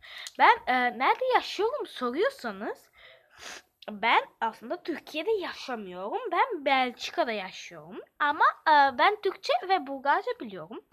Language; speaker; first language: Turkish; early bilingual, heritage; Turkish